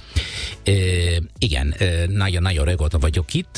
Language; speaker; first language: Hungarian; non-native, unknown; Italian